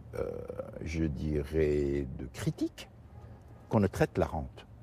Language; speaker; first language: French; non-native, local second language; Portuguese